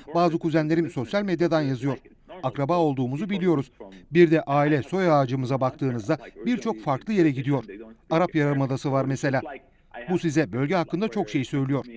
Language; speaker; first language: Turkish; non-native, fluent; Arabic